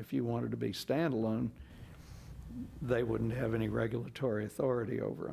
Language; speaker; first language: English; native; English